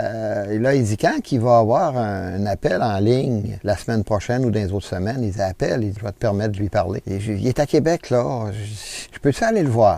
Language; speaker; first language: French; native; French